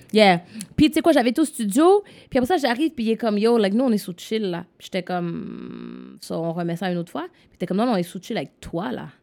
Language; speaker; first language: French; non-native, local second language; English